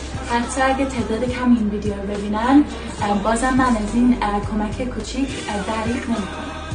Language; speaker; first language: Persian; early bilingual, heritage; Persian